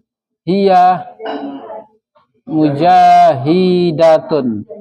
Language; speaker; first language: Arabic; non-native, fluent; Indonesian